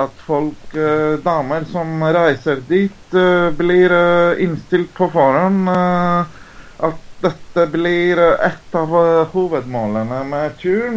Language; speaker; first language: Norwegian; non-native, fluent; Greek